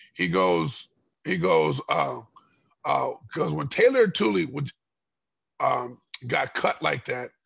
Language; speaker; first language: English; native; English